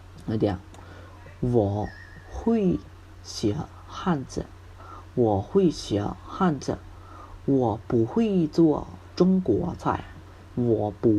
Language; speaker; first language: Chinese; non-native, fluent; Hmong